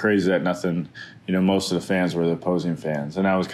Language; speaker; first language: English; native; English